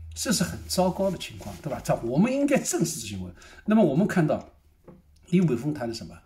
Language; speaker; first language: Chinese; native; Chinese